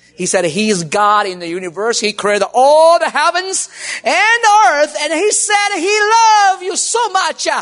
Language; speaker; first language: English; non-native, learner; Chinese